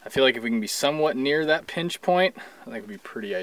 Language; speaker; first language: English; native; English